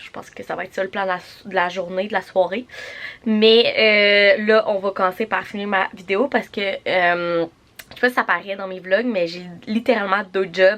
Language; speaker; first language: French; native; French